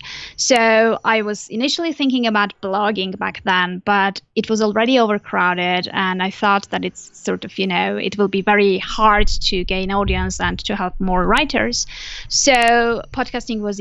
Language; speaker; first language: English; non-native, fluent; Armenian